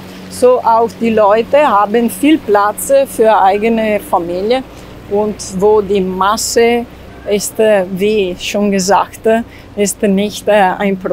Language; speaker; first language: German; non-native, learner; Italian